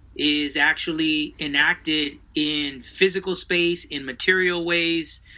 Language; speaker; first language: English; early bilingual, other home language; Spanish